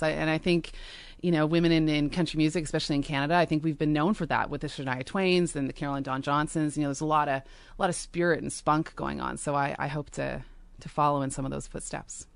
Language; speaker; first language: English; native; English